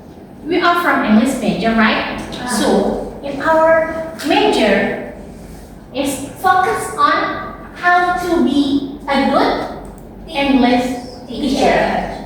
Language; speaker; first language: English; non-native, learner; Indonesian